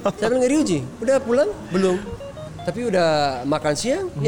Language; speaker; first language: Indonesian; early bilingual, heritage; Dutch